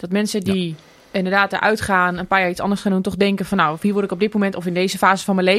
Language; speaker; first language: Dutch; native; Dutch